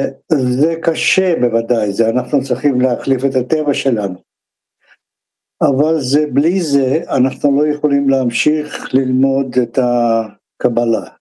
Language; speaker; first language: Hebrew; non-native, fluent; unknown